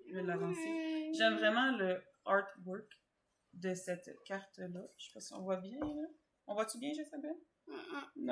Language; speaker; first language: French; native; French